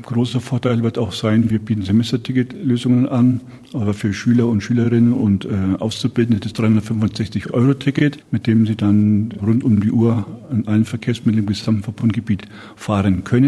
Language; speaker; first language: German; native; German